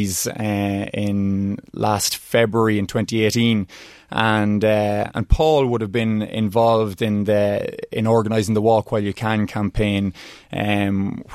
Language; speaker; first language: English; native; English